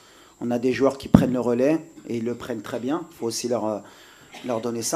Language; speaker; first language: French; native; French